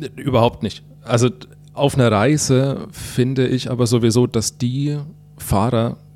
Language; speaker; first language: German; native; German